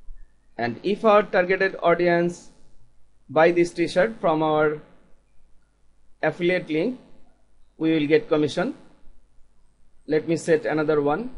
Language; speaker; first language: English; non-native, local second language; Bangla